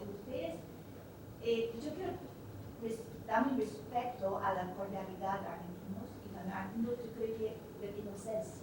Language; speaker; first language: Spanish; non-native, learner; Chinese